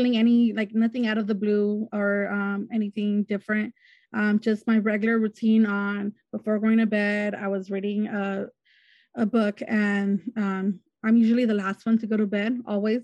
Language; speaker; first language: English; native; English